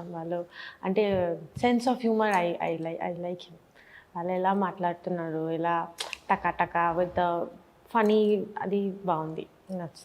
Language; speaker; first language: Telugu; non-native, learner; Bangla